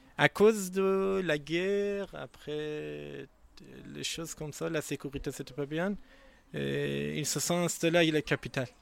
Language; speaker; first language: French; non-native, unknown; Persian